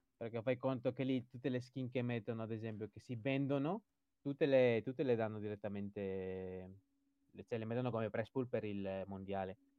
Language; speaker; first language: Italian; early bilingual, other home language; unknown